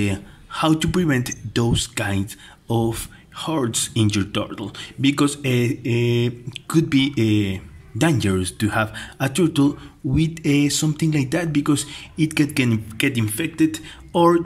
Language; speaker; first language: English; non-native, fluent; Spanish